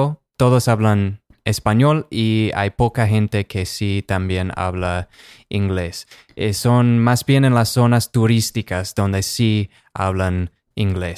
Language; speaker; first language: Spanish; non-native, fluent; English